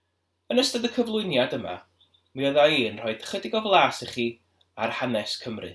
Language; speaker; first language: Welsh; native; Welsh